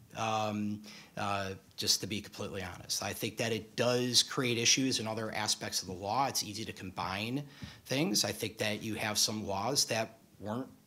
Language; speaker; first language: English; native; English